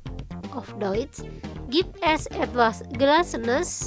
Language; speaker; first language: German; non-native, fluent; Indonesian